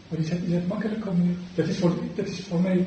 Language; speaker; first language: Dutch; non-native, fluent; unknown